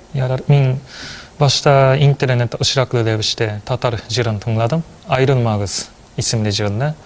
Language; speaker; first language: Tatar; non-native, fluent; Japanese